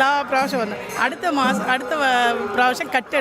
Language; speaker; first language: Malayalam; non-native, learner; Tamil